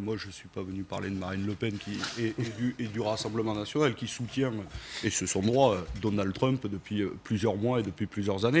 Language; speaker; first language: French; native; French